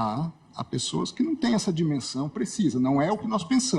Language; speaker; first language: Portuguese; native; Portuguese